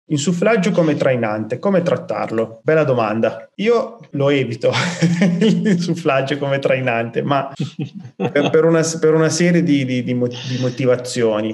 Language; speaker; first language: Italian; native; Italian